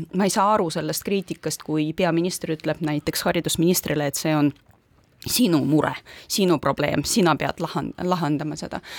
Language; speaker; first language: Estonian; non-native, local second language; Russian